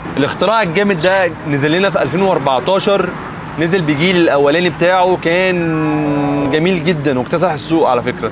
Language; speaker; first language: Arabic; native; Arabic